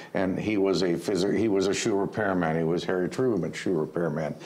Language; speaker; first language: English; native; English